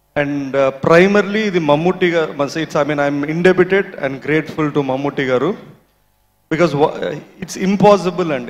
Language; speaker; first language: Telugu; native; Telugu